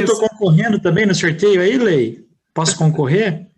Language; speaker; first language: Portuguese; native; Portuguese